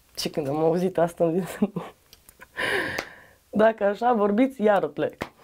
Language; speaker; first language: Romanian; non-native, learner; Russian